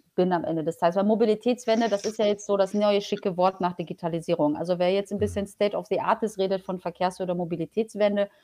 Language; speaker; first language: German; early bilingual, other home language; Polish